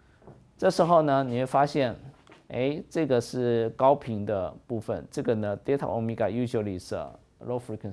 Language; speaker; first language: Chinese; native; Chinese